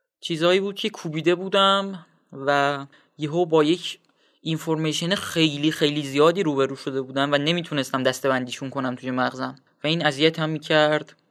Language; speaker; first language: Persian; non-native, local second language; Azerbaijani